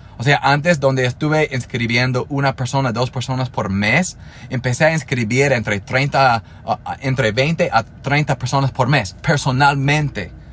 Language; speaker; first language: Spanish; non-native, fluent; English